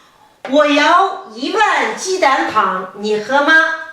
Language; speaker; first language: Chinese; non-native, fluent; Kazakh